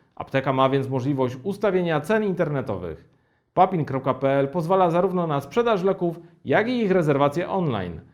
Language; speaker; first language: Polish; native; Polish